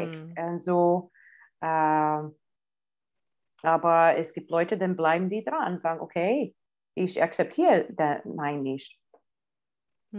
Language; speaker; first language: German; non-native, fluent; English